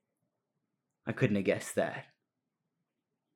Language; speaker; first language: English; early bilingual, other home language; Spanish